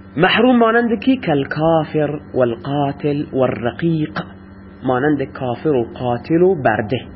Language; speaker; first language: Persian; non-native, local second language; Baluchi